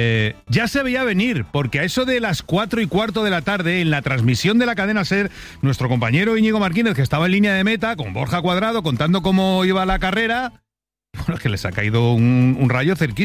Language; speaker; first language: Spanish; native; Spanish